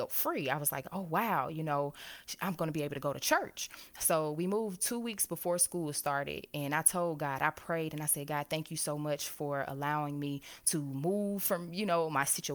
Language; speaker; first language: English; native; English